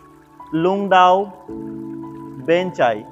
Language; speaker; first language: Vietnamese; non-native, learner; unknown